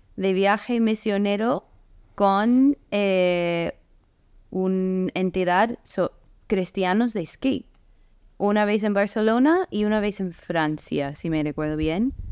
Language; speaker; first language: Spanish; non-native, fluent; English